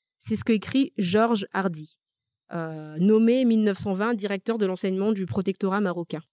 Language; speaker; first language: French; early bilingual, other home language; Malagasy